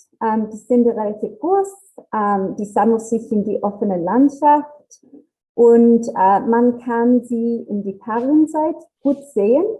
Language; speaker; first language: German; non-native, learner; English